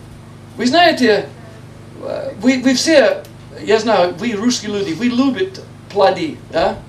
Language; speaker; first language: Russian; non-native, learner; English